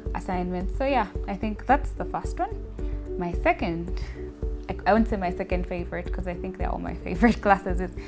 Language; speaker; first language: English; non-native, local second language; Ganda